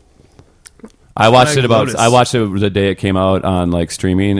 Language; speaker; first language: English; native; English